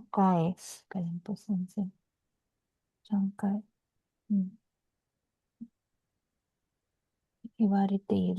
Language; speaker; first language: Japanese; non-native, learner; Filipino